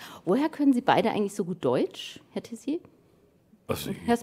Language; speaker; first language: German; native; German